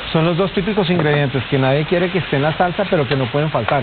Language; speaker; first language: Spanish; native; Spanish